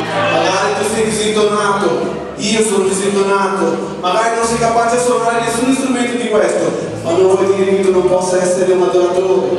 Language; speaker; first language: Italian; non-native, fluent; Portuguese